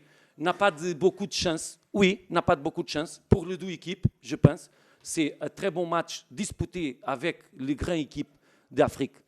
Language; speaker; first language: French; non-native, learner; Portuguese